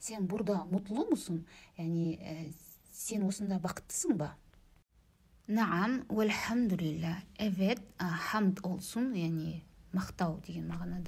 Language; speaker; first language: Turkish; non-native, learner; Kazakh